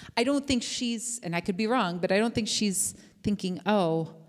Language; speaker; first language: English; native; English